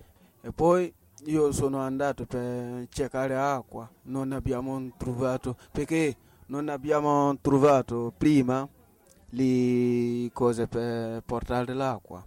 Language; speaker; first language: Italian; non-native, learner; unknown